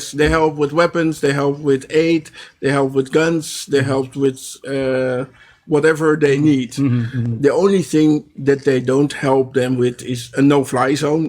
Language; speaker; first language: English; non-native, fluent; Dutch